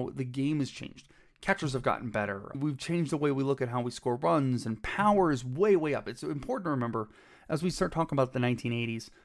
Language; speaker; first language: English; native; English